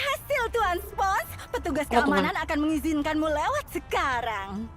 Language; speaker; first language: Indonesian; native; Indonesian